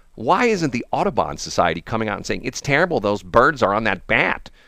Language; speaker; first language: English; early bilingual, other home language; German